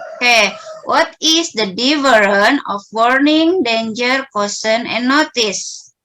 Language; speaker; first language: English; non-native, learner; Indonesian